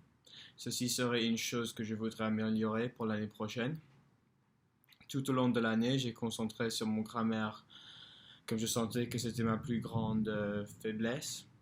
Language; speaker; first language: French; non-native, fluent; English